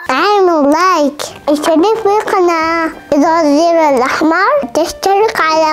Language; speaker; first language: Arabic; early bilingual, heritage; Arabic